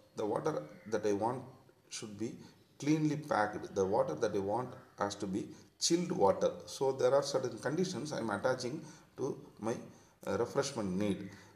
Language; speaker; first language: English; non-native, local second language; Tamil